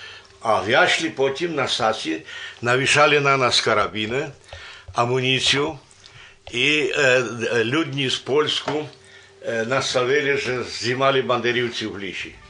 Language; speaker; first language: Polish; non-native, local second language; Rusyn